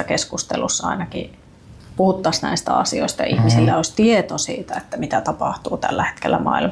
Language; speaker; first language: Finnish; native; Finnish